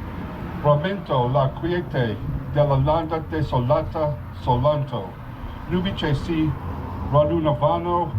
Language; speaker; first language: Italian; non-native, learner; English